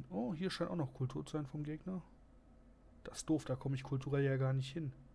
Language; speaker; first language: German; native; German